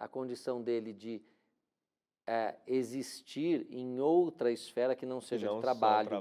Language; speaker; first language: Portuguese; native; Portuguese